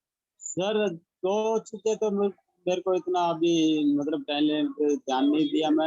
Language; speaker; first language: Hindi; non-native, local second language; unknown